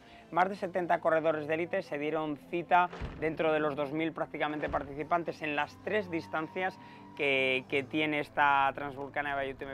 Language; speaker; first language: Spanish; native; Spanish